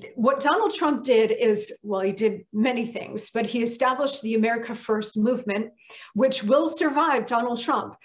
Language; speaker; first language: English; native; English